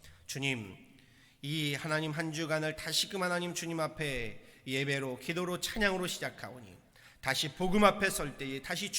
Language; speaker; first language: Korean; native; Korean